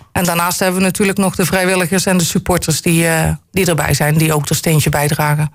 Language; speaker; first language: Dutch; native; Dutch